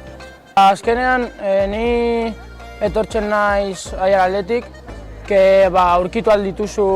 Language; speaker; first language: Basque; non-native, local second language; Spanish